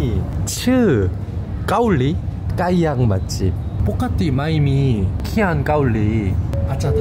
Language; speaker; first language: Thai; non-native, learner; Korean